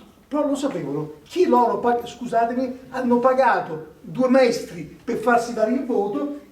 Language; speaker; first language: Italian; native; Italian